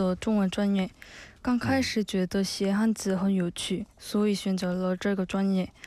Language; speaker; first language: Chinese; non-native, fluent; Korean